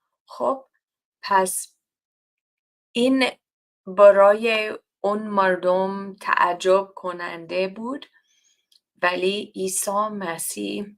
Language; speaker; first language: Persian; non-native, learner; English